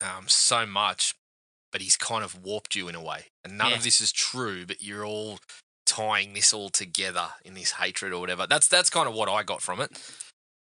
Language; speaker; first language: English; native; English